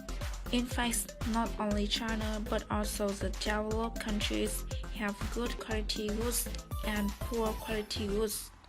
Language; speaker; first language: English; non-native, learner; Vietnamese